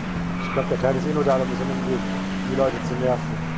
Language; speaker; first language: German; native; German